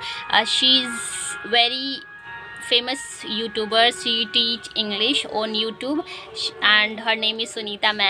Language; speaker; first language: English; non-native, learner; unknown